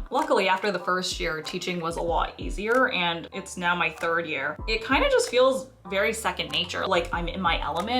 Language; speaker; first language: English; early bilingual, other home language; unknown